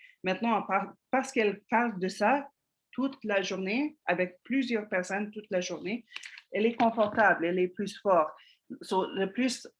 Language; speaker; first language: French; non-native, fluent; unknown